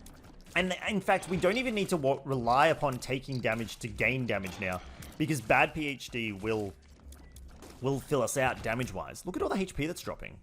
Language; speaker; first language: English; native; English